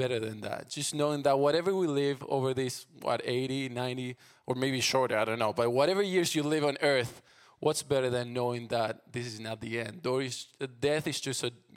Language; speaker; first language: English; non-native, fluent; Spanish